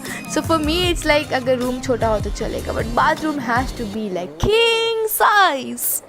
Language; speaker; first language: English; non-native, local second language; Hindi